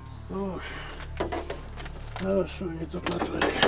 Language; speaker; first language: Russian; native; Russian